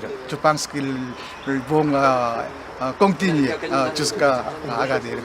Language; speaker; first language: French; non-native, learner; Korean